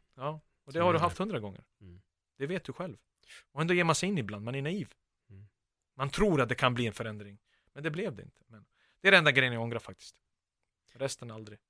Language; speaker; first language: Swedish; early bilingual, other home language; Bosnian